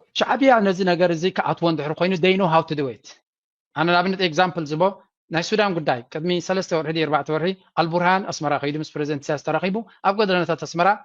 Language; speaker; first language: Tigrinya; native; Tigrinya